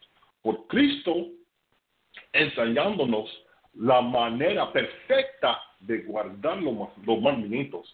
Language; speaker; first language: Spanish; non-native, fluent; English